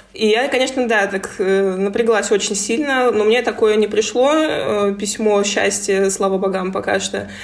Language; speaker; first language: Russian; native; Russian